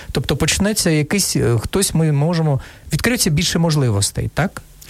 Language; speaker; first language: Ukrainian; non-native, fluent; Russian